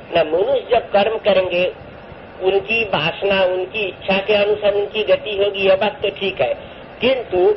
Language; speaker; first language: Hindi; non-native, local second language; Bangla